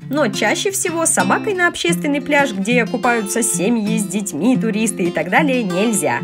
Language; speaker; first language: Russian; native; Russian